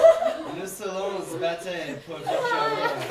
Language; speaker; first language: French; non-native, learner; English